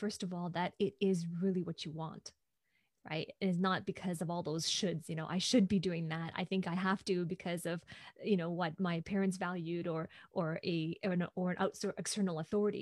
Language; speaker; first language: English; non-native, local second language; Cantonese